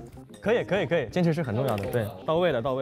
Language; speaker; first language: Chinese; native; Chinese